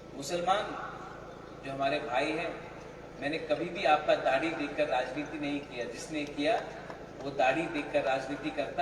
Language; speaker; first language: Hindi; non-native, local second language; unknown